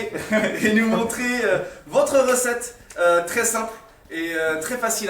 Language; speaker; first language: French; native; French